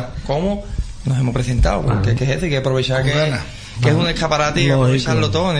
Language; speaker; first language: Spanish; native; Spanish